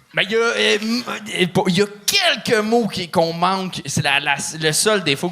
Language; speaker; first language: French; native; French